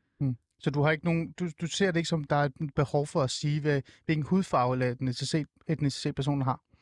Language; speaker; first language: Danish; early bilingual, other home language; Persian